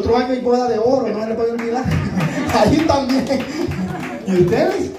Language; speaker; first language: Spanish; native; Spanish